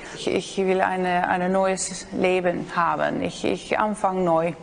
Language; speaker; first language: German; non-native, learner; Dutch